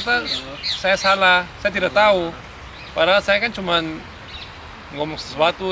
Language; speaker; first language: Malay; early bilingual, other home language; German